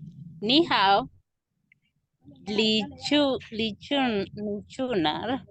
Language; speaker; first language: Chinese; non-native, learner; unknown